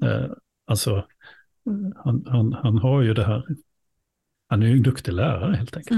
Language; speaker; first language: Swedish; native; Swedish